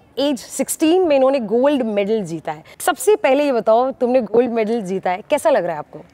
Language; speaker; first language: Hindi; native; Hindi